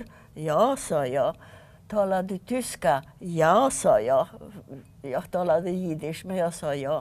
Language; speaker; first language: Swedish; non-native, fluent; Yiddish